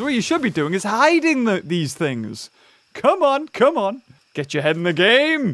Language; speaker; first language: English; native; English